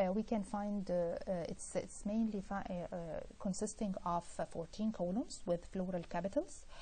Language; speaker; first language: English; non-native, fluent; Arabic